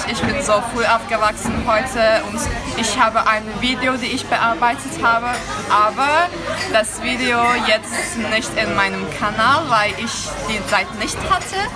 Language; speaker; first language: German; non-native, learner; Turkish